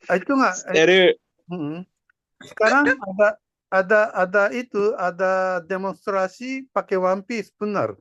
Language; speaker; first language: Indonesian; non-native, fluent; Japanese